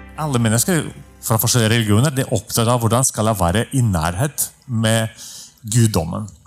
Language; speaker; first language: Norwegian; non-native, fluent; Russian